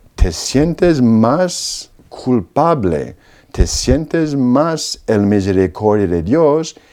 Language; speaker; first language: Spanish; non-native, fluent; Polish